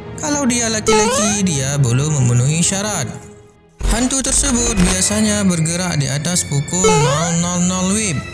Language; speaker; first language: Malay; non-native, local second language; Achinese